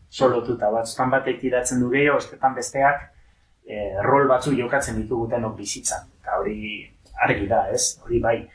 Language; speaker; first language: Basque; non-native, local second language; French